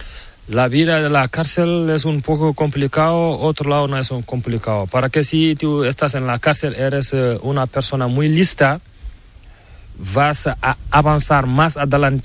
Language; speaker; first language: Spanish; non-native, learner; Fula